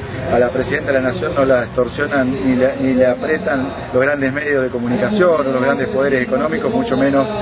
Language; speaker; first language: Spanish; native; Spanish